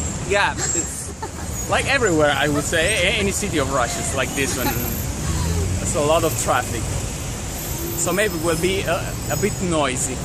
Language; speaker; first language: English; non-native, fluent; Italian